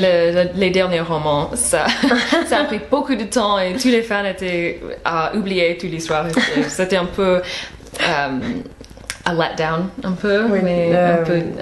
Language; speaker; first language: French; non-native, fluent; English